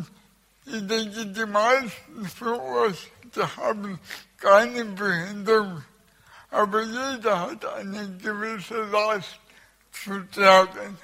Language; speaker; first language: German; early bilingual, other home language; Russian